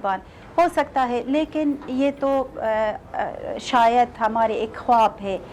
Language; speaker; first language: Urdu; non-native, fluent; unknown